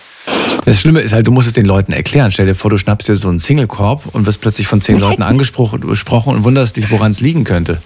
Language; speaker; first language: German; native; German